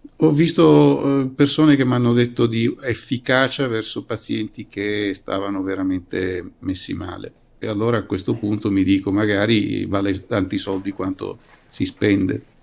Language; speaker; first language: Italian; native; Italian